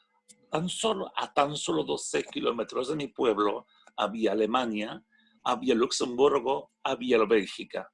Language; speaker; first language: Spanish; non-native, fluent; French